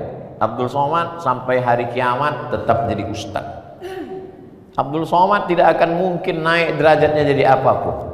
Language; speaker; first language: Indonesian; non-native, local second language; Malay